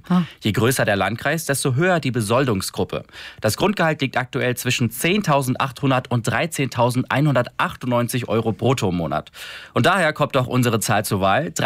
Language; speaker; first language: German; native; German